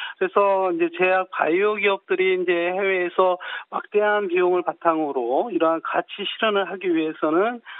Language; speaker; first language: Korean; native; Korean